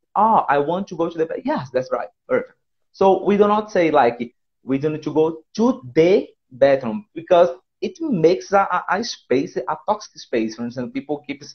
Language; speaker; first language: English; non-native, fluent; Portuguese